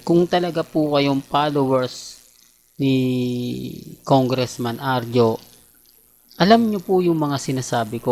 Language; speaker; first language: Filipino; native; Filipino